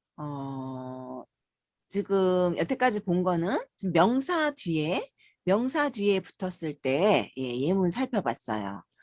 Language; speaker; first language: Korean; native; Korean